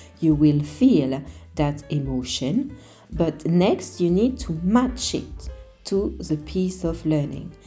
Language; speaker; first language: English; non-native, fluent; French